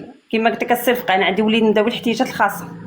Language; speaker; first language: Arabic; native; Arabic